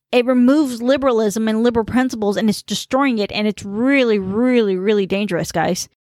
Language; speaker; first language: English; early bilingual, other home language; Khmer